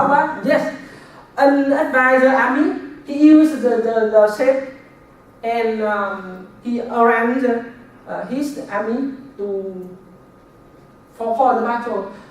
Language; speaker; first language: English; non-native, learner; Vietnamese